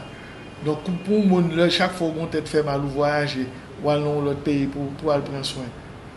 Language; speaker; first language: French; non-native, local second language; Haitian Creole